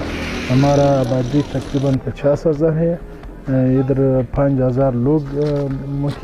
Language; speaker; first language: Hindi; non-native, local second language; Pashto